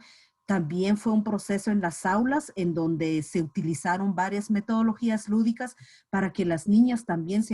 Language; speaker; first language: Spanish; native; Spanish